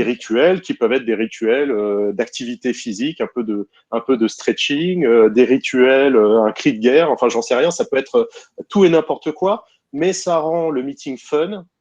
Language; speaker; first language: French; native; French